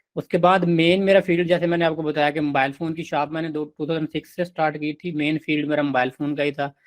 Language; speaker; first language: Urdu; non-native, local second language; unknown